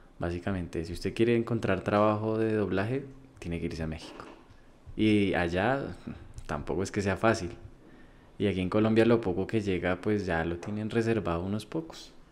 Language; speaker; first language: Spanish; native; Spanish